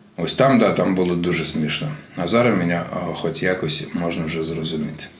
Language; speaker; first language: Ukrainian; non-native, local second language; Russian